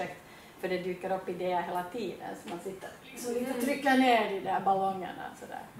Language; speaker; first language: Swedish; native; Swedish